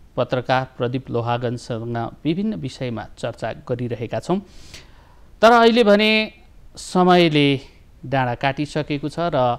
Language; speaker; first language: Nepali; native; Nepali